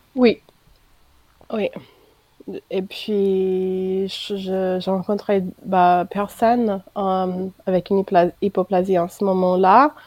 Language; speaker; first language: French; non-native, fluent; English